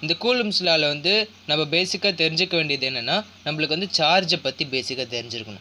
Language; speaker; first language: Tamil; native; Tamil